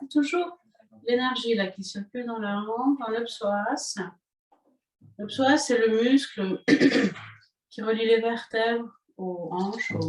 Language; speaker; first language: French; native; French